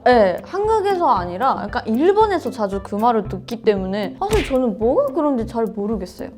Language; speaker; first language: Korean; non-native, fluent; Japanese